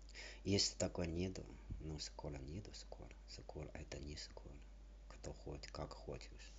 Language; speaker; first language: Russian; non-native, learner; Chinese